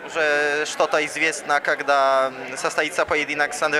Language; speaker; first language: Russian; non-native, fluent; Polish